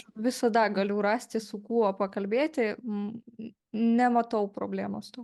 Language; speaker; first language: Lithuanian; non-native, fluent; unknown